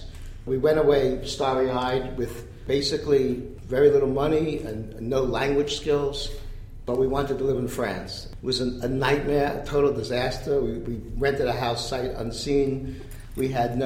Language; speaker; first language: English; native; English